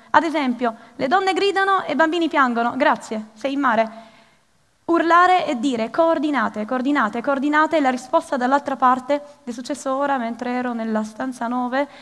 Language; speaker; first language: Italian; early bilingual, other home language; Arabic